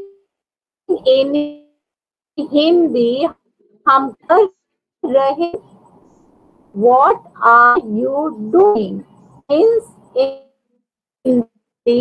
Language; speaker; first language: English; non-native, learner; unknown